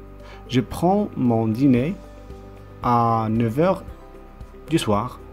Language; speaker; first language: French; non-native, local second language; Arabic